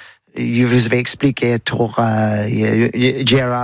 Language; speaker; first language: French; non-native, learner; English